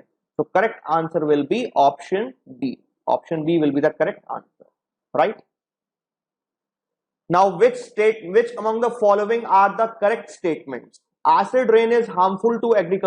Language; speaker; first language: English; non-native, local second language; Hindi